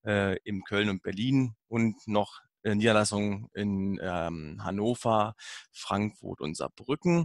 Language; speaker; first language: German; native; German